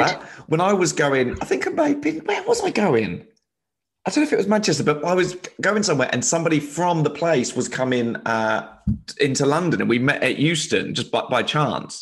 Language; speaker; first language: English; native; English